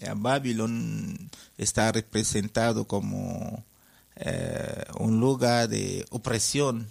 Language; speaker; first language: Spanish; non-native, fluent; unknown